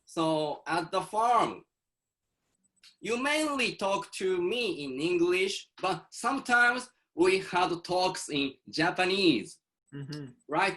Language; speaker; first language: English; non-native, learner; Japanese